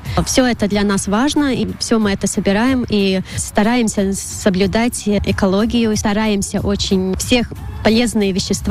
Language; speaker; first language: Russian; non-native, local second language; Latvian